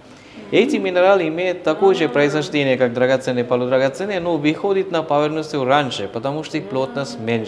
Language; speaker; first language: Russian; non-native, fluent; Sinhala